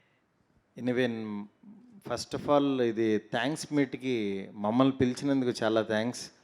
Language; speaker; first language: Telugu; native; Telugu